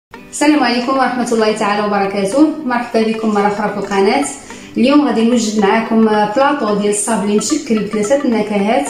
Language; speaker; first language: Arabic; native; Arabic